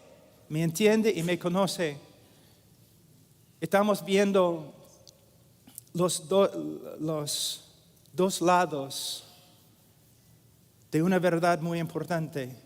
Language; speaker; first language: Spanish; non-native, fluent; English